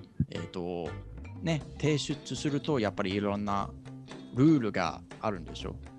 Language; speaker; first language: Japanese; non-native, fluent; English